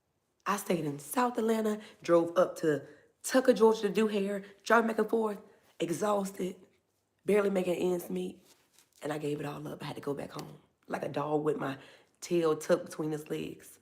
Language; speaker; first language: English; native; English